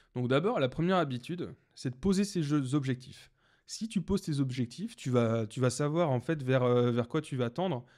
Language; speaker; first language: French; native; French